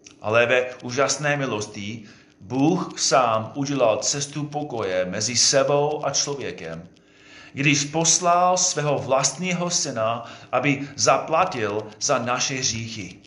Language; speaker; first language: Czech; non-native, fluent; English